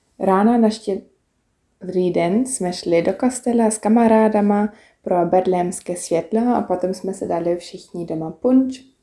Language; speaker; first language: Czech; non-native, learner; German